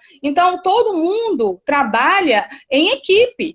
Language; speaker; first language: Portuguese; native; Portuguese